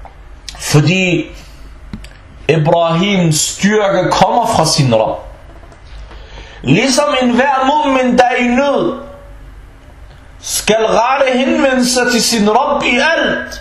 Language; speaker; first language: Danish; early bilingual, other home language; Arabic